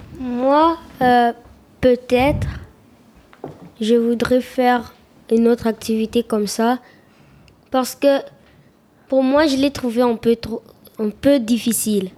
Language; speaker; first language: French; early bilingual, other home language; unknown